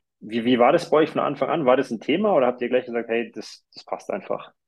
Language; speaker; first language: German; native; German